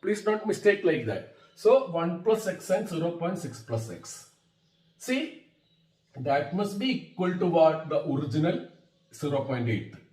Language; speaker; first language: English; non-native, local second language; Malayalam